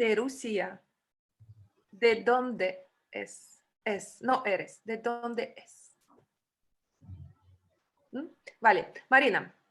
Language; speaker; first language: Spanish; non-native, fluent; Russian